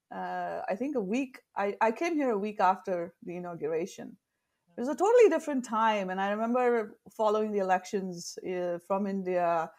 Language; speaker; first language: English; non-native, local second language; Tamil